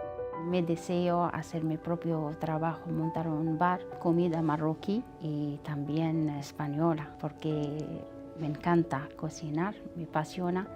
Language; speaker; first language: Spanish; non-native, fluent; Arabic